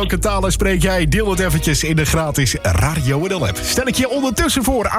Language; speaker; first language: Dutch; native; Dutch